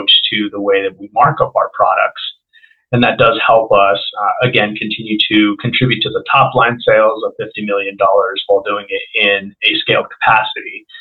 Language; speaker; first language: English; non-native, local second language; Spanish